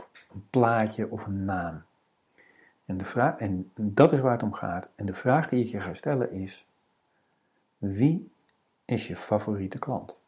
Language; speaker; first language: Dutch; native; Dutch